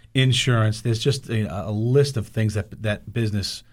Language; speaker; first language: English; native; English